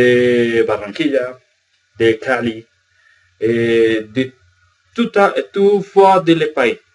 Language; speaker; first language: French; non-native, learner; Spanish